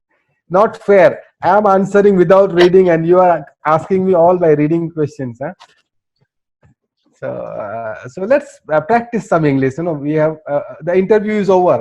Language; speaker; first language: English; non-native, local second language; Gujarati